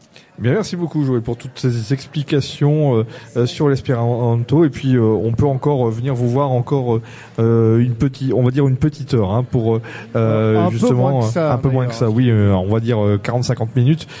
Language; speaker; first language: French; native; French